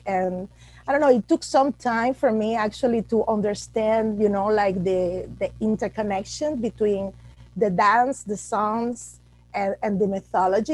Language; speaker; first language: English; non-native, fluent; Spanish